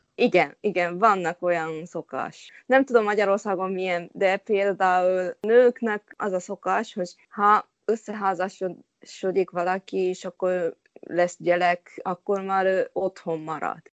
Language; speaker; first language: Hungarian; non-native, fluent; Japanese